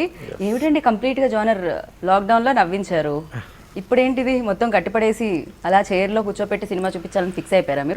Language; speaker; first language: Telugu; native; Telugu